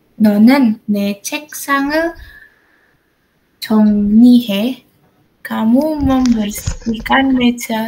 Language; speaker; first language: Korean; non-native, learner; Indonesian